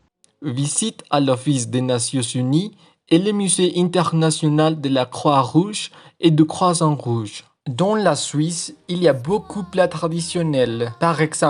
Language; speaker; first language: French; non-native, learner; Spanish